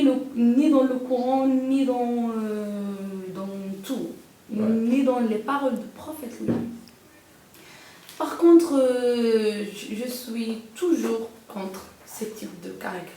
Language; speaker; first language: French; non-native, local second language; Arabic